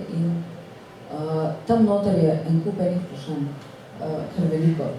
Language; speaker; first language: Slovenian; native; Slovenian